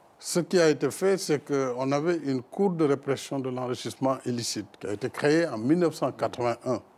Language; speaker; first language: French; non-native, local second language; Fula